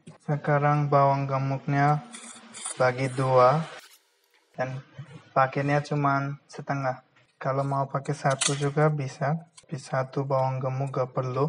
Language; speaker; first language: Indonesian; non-native, fluent; Bangla